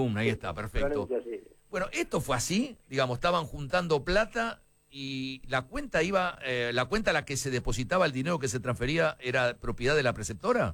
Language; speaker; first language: Spanish; native; Spanish